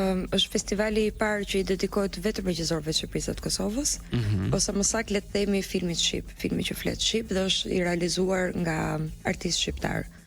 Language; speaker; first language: Albanian; native; Albanian